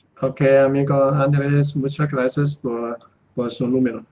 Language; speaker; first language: Spanish; non-native, learner; Chinese